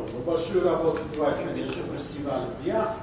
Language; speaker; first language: Russian; non-native, local second language; Georgian